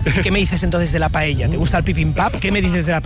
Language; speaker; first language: Spanish; native; Spanish